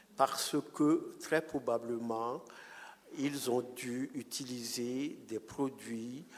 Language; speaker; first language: French; non-native, local second language; Ewe